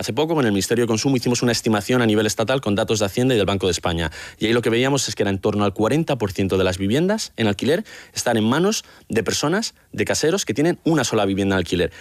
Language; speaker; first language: Spanish; native; Spanish